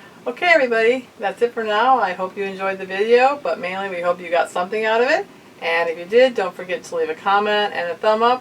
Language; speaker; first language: English; native; English